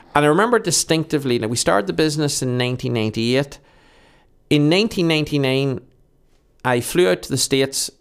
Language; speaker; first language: English; native; English